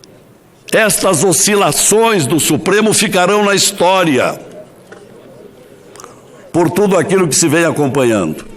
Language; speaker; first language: Portuguese; native; Portuguese